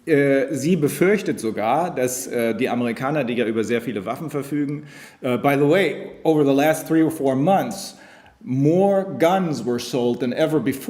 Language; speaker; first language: German; native; German